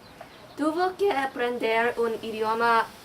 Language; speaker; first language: Spanish; non-native, learner; English